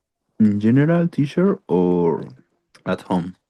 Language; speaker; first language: English; non-native, learner; Spanish